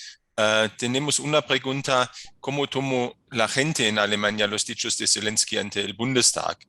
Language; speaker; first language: Spanish; non-native, fluent; German